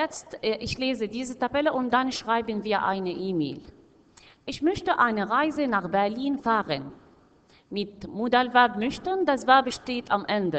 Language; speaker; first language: German; non-native, fluent; Arabic